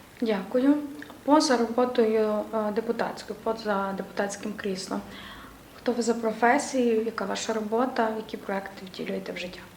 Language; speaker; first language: Ukrainian; native; Ukrainian